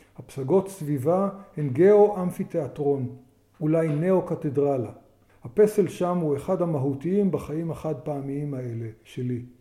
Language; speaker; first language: Hebrew; native; Hebrew